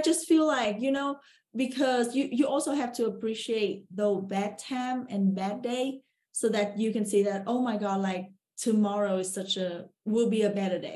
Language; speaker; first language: English; non-native, fluent; Vietnamese